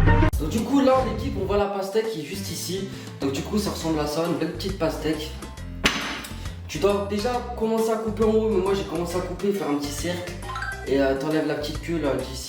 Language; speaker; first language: French; native; French